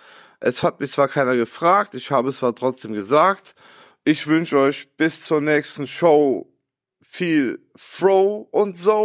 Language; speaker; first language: German; native; German